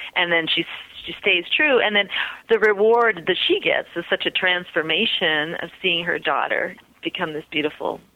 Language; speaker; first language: English; early bilingual, other home language; Spanish